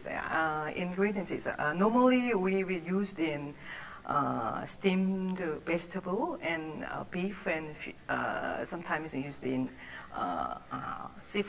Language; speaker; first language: English; non-native, learner; Korean